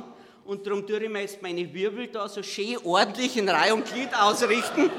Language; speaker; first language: German; native; German